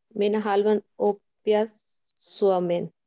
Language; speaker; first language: Finnish; non-native, learner; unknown